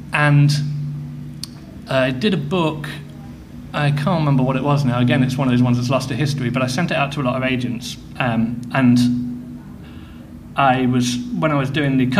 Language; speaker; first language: English; native; English